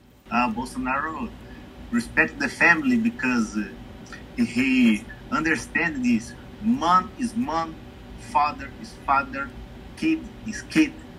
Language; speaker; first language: English; non-native, learner; Portuguese